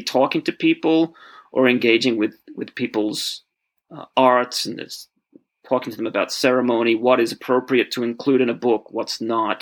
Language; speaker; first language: English; native; English